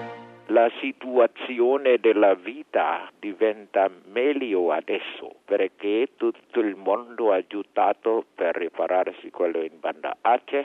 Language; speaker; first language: Italian; non-native, learner; Indonesian